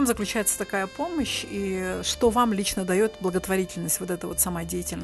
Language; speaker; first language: Russian; native; Russian